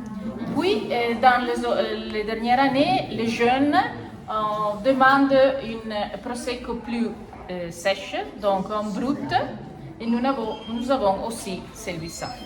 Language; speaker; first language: French; non-native, fluent; Italian